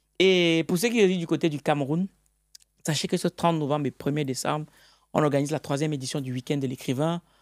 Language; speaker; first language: French; native; French